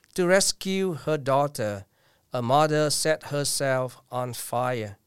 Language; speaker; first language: English; non-native, fluent; Vietnamese